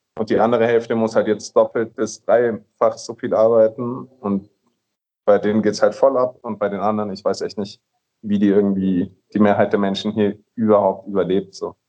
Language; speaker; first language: German; native; German